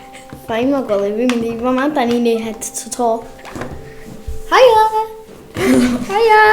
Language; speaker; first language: Welsh; native; Welsh